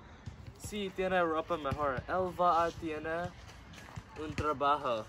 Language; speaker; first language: Spanish; non-native, learner; English